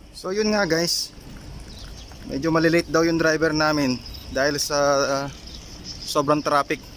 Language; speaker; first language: Filipino; non-native, local second language; Pampanga